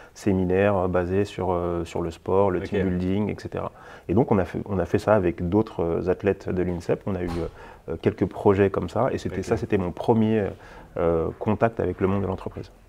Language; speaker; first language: French; native; French